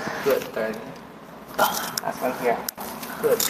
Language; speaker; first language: English; non-native, local second language; Filipino